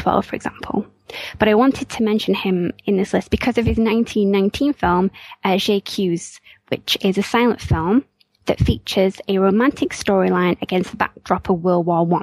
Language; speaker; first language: English; native; English